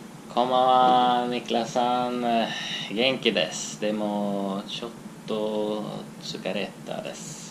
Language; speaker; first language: Japanese; non-native, learner; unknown